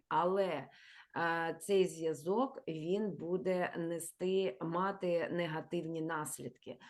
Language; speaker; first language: Ukrainian; non-native, local second language; Russian